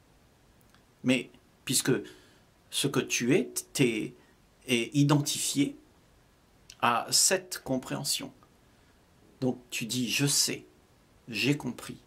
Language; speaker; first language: French; native; French